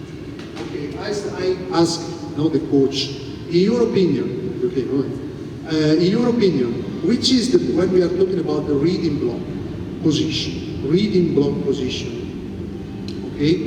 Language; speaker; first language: English; non-native, fluent; Italian